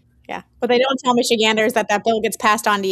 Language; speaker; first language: English; native; English